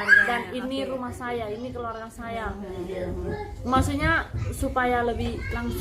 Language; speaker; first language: Indonesian; non-native, fluent; Spanish